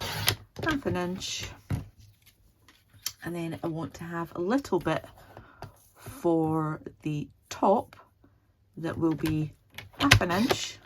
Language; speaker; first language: English; native; English